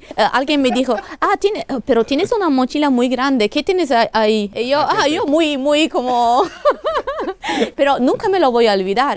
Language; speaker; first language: Spanish; non-native, fluent; Italian